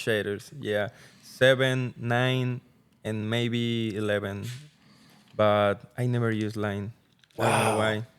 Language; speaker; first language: English; non-native, learner; Spanish